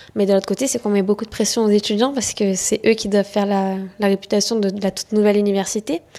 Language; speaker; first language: French; native; French